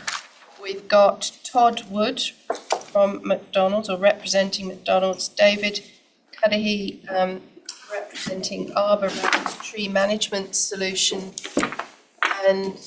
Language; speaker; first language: English; native; English